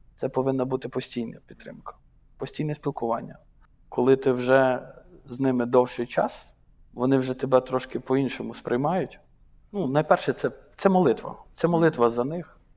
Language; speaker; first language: Ukrainian; native; Ukrainian